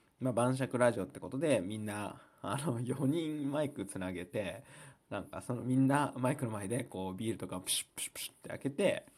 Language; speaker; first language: Japanese; native; Japanese